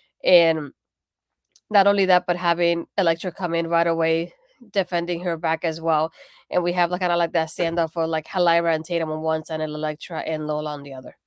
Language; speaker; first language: English; native; English